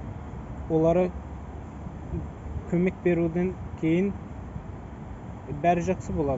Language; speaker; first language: Kazakh; non-native, fluent; Azerbaijani